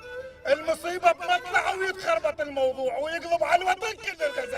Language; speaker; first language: Arabic; native; Arabic